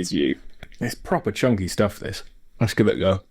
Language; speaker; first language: English; native; English